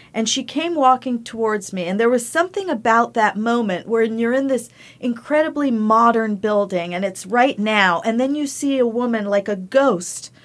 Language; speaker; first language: English; early bilingual, other home language; Spanish